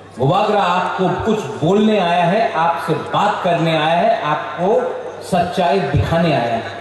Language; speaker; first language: Hindi; non-native, local second language; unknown